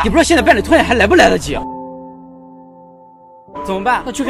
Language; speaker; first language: Chinese; native; Chinese